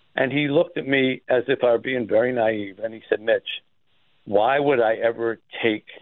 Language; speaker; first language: English; native; English